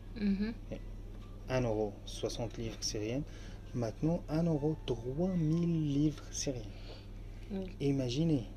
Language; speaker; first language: French; non-native, fluent; Arabic